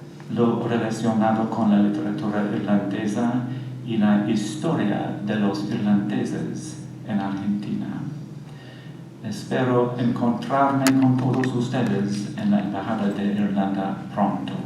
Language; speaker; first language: Spanish; non-native, fluent; English